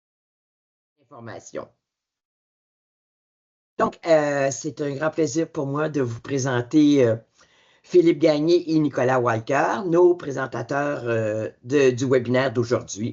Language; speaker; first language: French; native; French